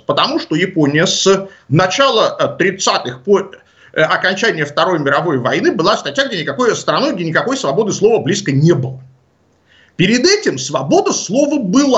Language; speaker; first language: Russian; native; Russian